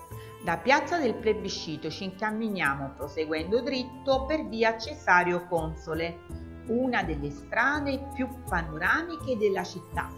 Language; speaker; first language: Italian; native; Italian